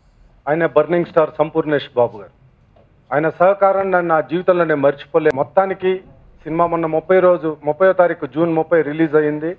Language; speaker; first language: Telugu; native; Telugu